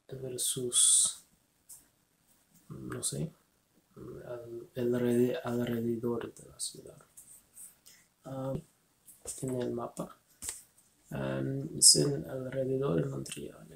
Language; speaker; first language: Spanish; non-native, learner; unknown